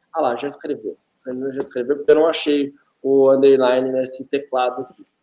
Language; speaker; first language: Portuguese; native; Portuguese